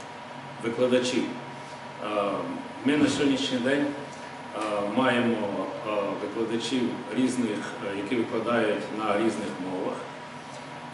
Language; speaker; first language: Ukrainian; native; Ukrainian